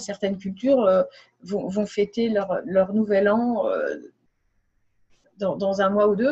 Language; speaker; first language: French; native; French